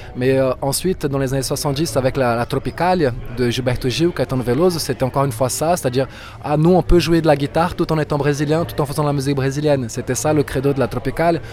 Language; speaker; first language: French; non-native, fluent; Portuguese